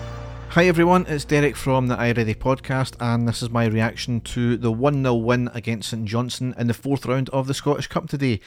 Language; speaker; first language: English; native; English